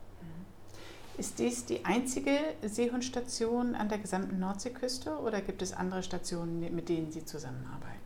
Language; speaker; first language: German; native; German